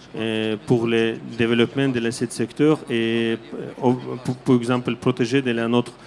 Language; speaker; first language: French; non-native, learner; Azerbaijani